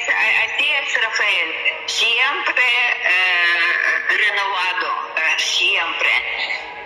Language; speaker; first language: Spanish; non-native, learner; Russian